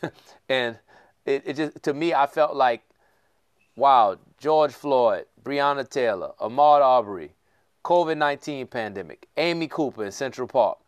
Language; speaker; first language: English; native; English